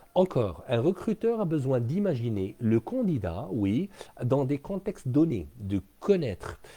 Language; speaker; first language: French; non-native, local second language; Arabic